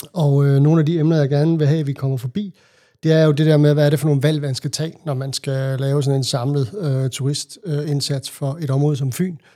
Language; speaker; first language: Danish; native; Danish